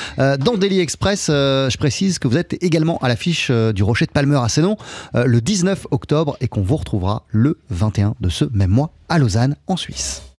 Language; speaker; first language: French; native; French